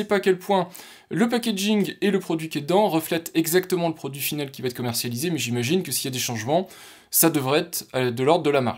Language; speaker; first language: French; native; French